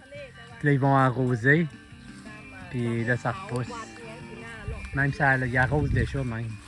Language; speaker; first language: French; native; French